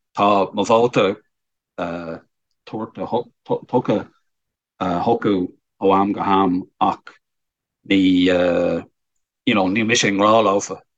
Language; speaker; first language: Irish; non-native, fluent; English